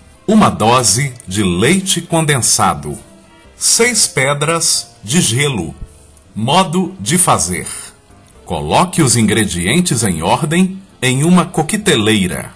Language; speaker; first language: Portuguese; native; Portuguese